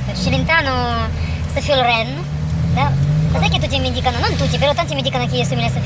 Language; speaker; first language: Italian; non-native, learner; Russian